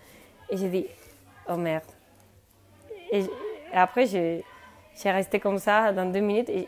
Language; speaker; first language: French; non-native, fluent; Spanish